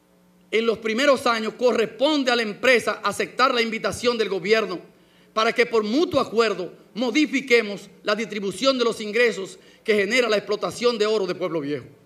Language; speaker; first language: Spanish; native; Spanish